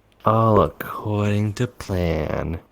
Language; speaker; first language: English; native; English